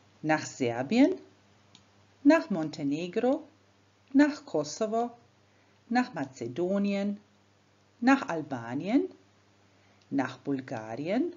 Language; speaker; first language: German; non-native, fluent; Croatian